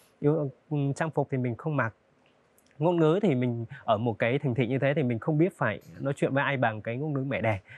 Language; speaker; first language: Vietnamese; non-native, local second language; Hmong